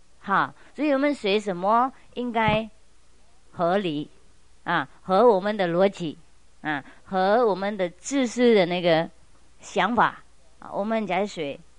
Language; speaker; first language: Chinese; non-native, fluent; Vietnamese